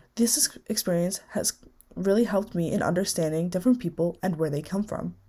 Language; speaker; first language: English; native; English